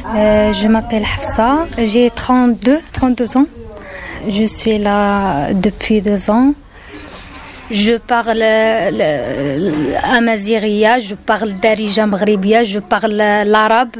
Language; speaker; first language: French; non-native, learner; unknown